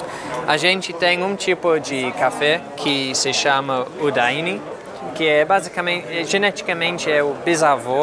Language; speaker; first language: Portuguese; non-native, fluent; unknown